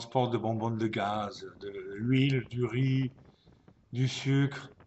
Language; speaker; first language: French; native; French